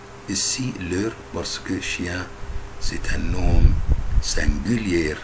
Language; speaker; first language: French; non-native, fluent; Arabic